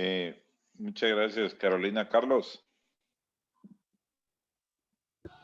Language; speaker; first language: Spanish; native; Spanish